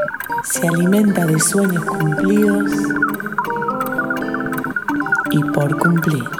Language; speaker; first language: Spanish; non-native, learner; French